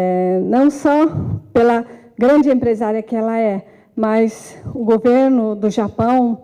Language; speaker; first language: Portuguese; non-native, fluent; Japanese